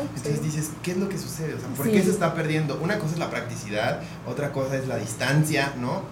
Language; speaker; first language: Spanish; native; Spanish